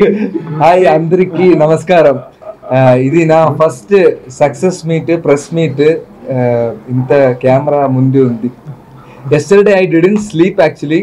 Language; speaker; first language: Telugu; non-native, learner; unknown